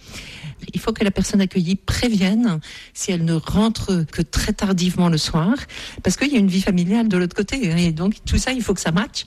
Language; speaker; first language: French; native; French